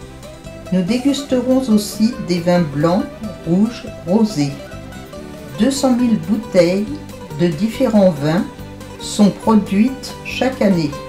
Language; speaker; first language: French; native; French